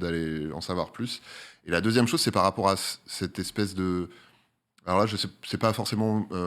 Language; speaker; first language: French; native; French